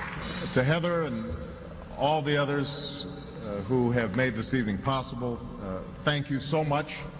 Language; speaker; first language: English; native; English